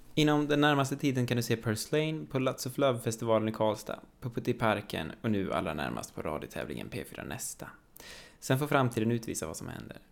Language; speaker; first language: Swedish; native; Swedish